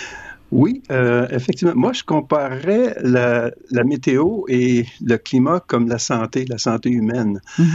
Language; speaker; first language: French; native; French